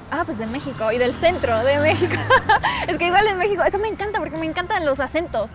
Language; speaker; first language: Spanish; non-native, fluent; Polish